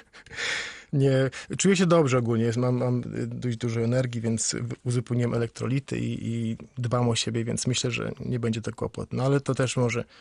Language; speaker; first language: Polish; native; Polish